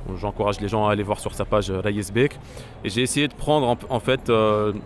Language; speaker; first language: French; non-native, local second language; Arabic